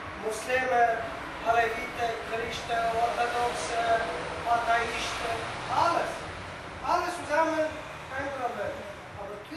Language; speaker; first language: German; non-native, fluent; Kurdish